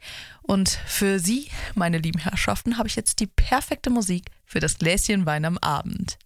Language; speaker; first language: German; native; German